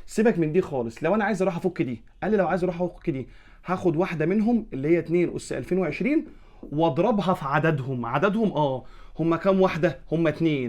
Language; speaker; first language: Arabic; native; Arabic